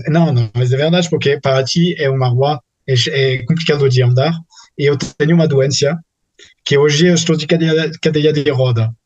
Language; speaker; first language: Portuguese; non-native, fluent; French